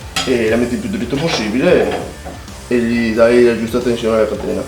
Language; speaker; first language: Italian; native; Italian